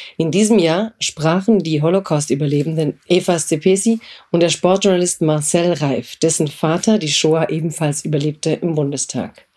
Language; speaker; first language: German; early bilingual, other home language; Croatian